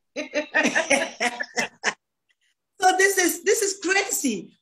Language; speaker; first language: English; non-native, learner; French